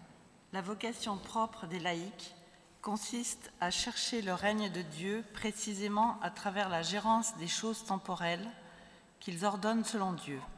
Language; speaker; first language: French; native; French